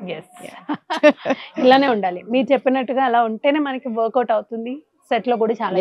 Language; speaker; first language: Telugu; native; Telugu